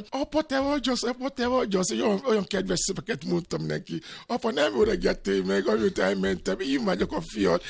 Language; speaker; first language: Hungarian; non-native, learner; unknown